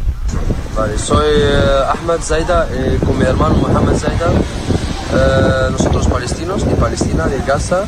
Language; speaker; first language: Spanish; non-native, learner; Arabic